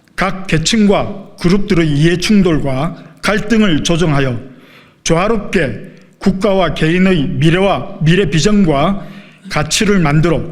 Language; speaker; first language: Korean; native; Korean